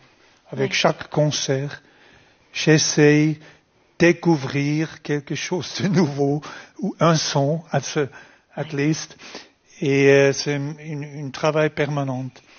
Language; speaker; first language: French; non-native, fluent; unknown